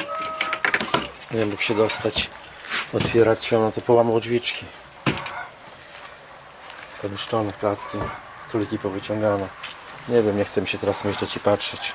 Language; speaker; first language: Polish; native; Polish